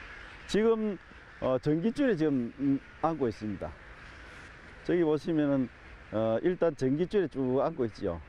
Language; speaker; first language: Korean; native; Korean